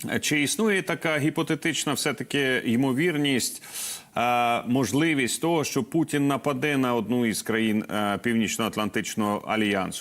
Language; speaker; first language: Ukrainian; native; Ukrainian